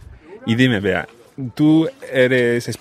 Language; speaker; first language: Spanish; non-native, fluent; English